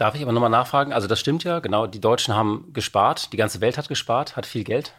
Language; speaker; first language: German; native; German